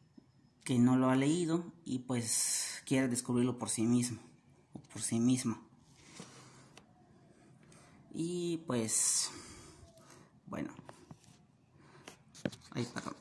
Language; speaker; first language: Spanish; native; Spanish